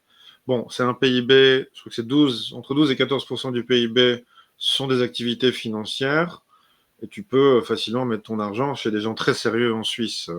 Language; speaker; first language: French; native; French